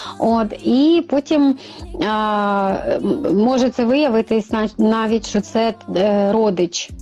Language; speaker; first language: Ukrainian; native; Ukrainian